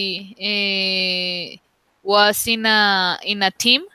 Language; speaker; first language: English; non-native, learner; Spanish